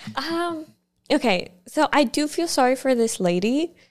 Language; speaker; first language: English; early bilingual, other home language; Spanish